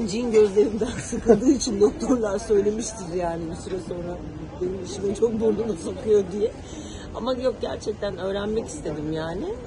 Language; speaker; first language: Turkish; native; Turkish